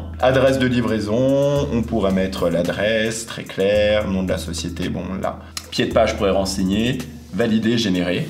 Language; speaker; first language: French; native; French